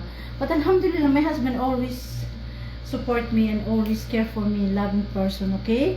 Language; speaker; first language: English; non-native, learner; Filipino